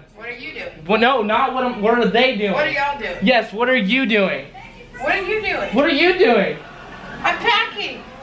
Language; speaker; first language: English; native; English